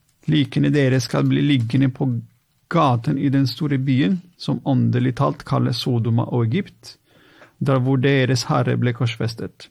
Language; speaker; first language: Norwegian; non-native, fluent; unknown